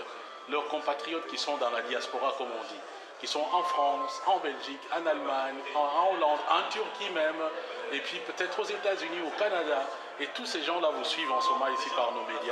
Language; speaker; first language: French; native; French